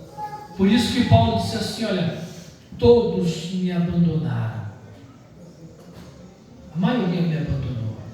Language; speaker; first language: Portuguese; native; Portuguese